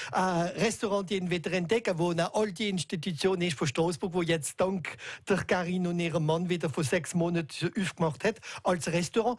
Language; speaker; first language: German; native; German